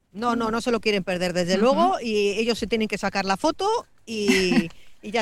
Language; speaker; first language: Spanish; native; Spanish